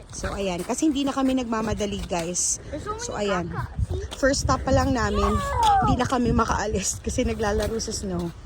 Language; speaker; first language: Filipino; native; Filipino